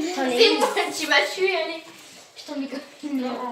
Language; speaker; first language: French; native; French